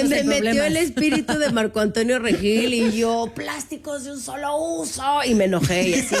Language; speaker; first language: Spanish; native; Spanish